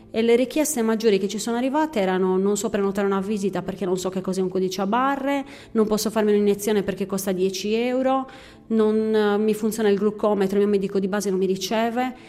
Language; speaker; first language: Italian; native; Italian